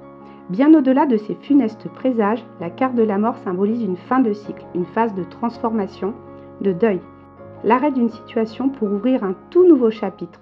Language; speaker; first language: French; native; French